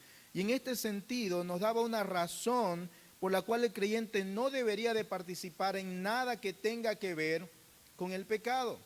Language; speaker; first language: Spanish; native; Spanish